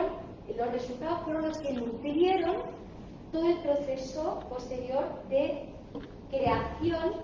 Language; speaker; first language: Spanish; native; Spanish